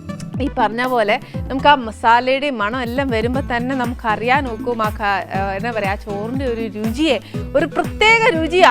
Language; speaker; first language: Malayalam; native; Malayalam